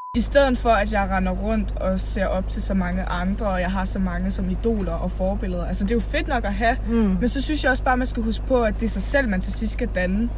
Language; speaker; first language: Danish; native; Danish